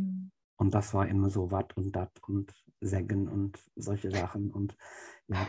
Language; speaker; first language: German; non-native, fluent; English